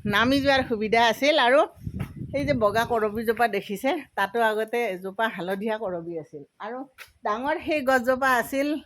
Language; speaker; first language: Assamese; native; Assamese